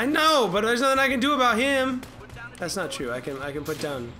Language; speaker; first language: English; native; English